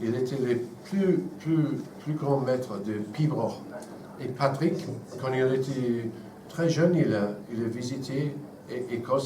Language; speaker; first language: French; non-native, fluent; English